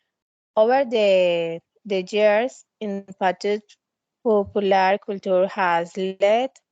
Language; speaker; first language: English; non-native, learner; Spanish